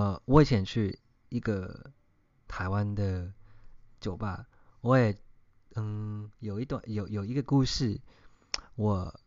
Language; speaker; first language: Chinese; early bilingual, heritage; English